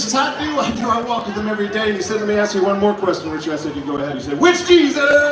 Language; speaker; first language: English; native; English